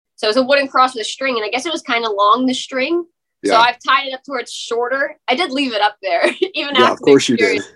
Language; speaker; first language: English; native; English